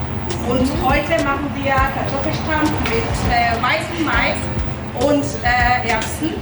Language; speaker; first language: German; non-native, fluent; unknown